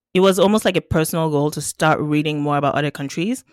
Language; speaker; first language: English; non-native, local second language; Yoruba